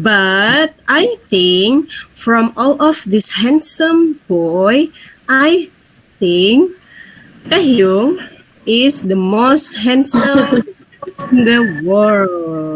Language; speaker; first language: English; non-native, fluent; Indonesian